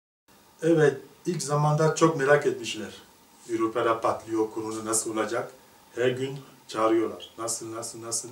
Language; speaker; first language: Turkish; non-native, learner; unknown